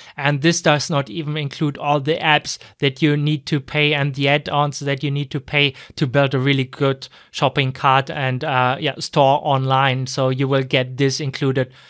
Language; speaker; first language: English; non-native, fluent; German